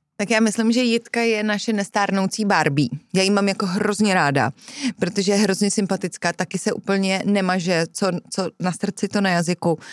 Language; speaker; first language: Czech; native; Czech